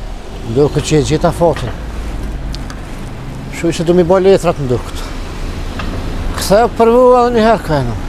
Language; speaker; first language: German; non-native, learner; Albanian